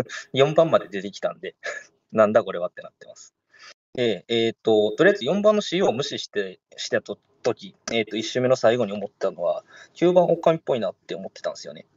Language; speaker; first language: Japanese; native; Japanese